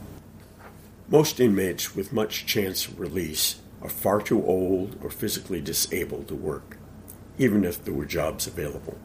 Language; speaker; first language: English; native; English